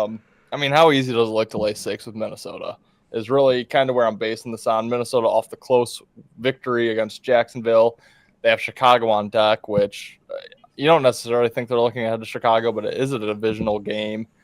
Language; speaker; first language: English; native; English